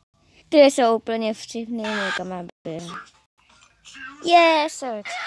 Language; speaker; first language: Czech; non-native, learner; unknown